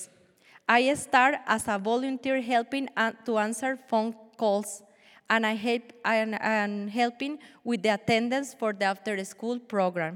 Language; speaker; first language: English; non-native, fluent; Spanish